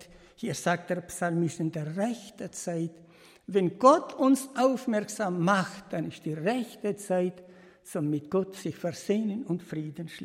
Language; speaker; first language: German; early bilingual, heritage; German